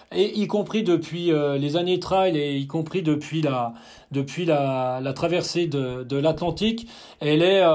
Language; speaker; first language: French; native; French